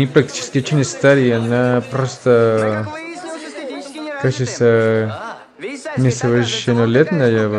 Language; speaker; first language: Russian; non-native, fluent; Spanish